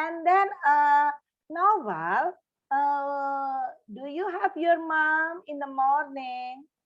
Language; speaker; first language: English; non-native, fluent; Indonesian